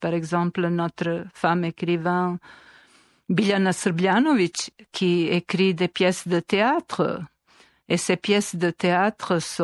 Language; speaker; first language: French; non-native, fluent; Serbian